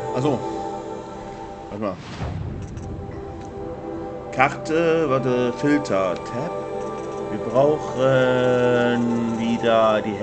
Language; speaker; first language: German; native; German